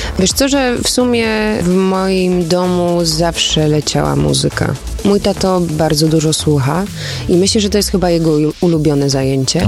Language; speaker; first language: Polish; early bilingual, other home language; German